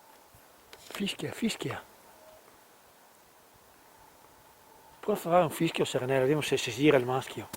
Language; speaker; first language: Italian; native; Italian